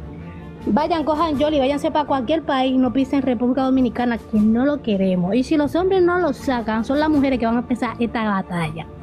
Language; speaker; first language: Spanish; native; Spanish